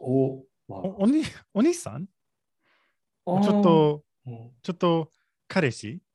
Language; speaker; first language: Japanese; non-native, learner; English